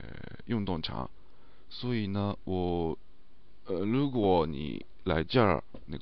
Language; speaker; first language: Chinese; non-native, learner; Japanese